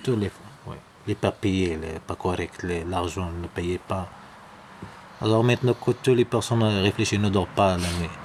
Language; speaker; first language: French; non-native, learner; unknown